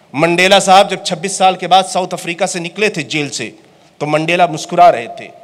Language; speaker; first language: Hindi; native; Hindi